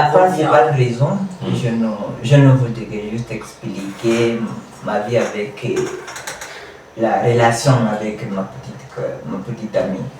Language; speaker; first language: French; non-native, learner; Kamba